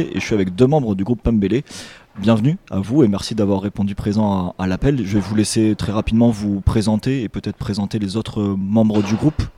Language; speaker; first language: French; native; French